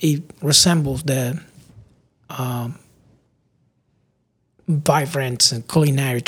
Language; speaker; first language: English; non-native, fluent; Spanish